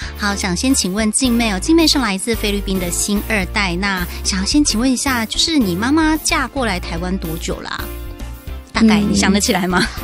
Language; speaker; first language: Chinese; native; Chinese